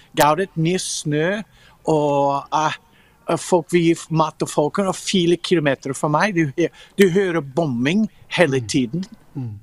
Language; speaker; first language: Norwegian; non-native, fluent; English